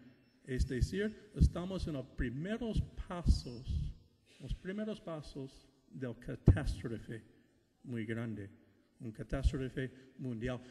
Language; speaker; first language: Spanish; non-native, fluent; English